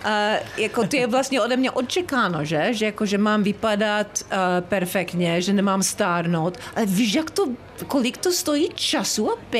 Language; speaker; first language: Czech; early bilingual, heritage; Czech